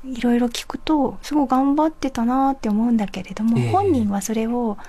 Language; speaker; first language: Japanese; native; Japanese